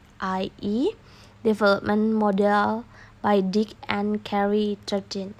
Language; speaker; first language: English; non-native, learner; Indonesian